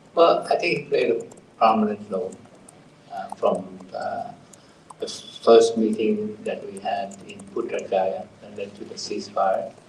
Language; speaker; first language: English; non-native, fluent; Thai